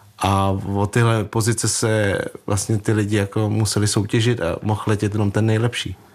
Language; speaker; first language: Czech; early bilingual, other home language; Vietnamese